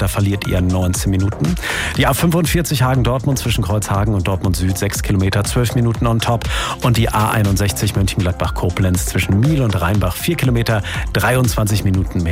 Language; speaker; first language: German; native; German